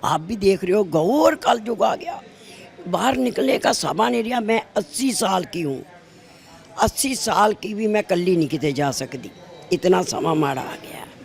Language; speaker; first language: Hindi; non-native, local second language; Punjabi